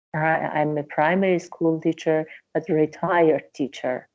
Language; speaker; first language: English; non-native, learner; Persian